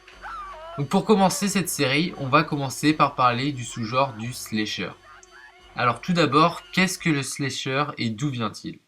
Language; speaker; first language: French; native; French